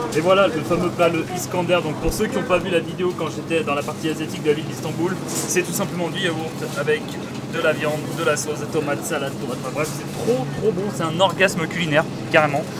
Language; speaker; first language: French; native; French